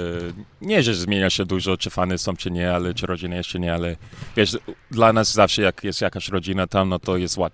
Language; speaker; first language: Polish; early bilingual, heritage; English